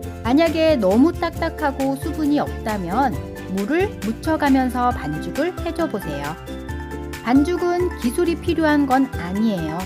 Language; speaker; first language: Korean; native; Korean